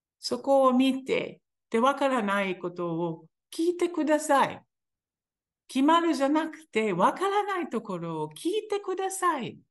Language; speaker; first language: Japanese; non-native, fluent; Hebrew